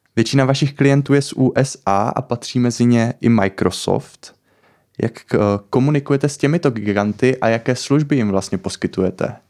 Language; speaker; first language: Czech; native; Czech